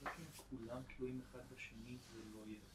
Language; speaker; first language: Hebrew; native; Hebrew